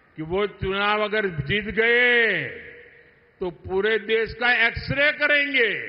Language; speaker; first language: Hindi; non-native, local second language; Gujarati